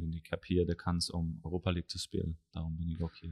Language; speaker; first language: Dutch; non-native, learner; German